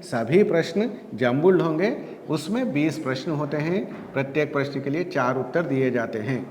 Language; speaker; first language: Hindi; non-native, local second language; Telugu